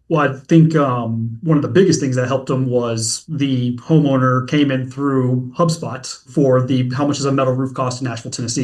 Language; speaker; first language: English; native; English